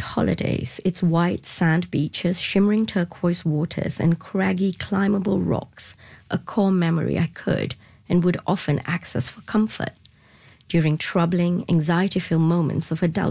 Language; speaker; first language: English; non-native, local second language; Tamil